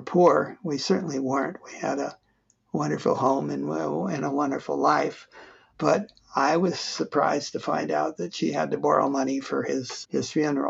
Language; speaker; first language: English; native; English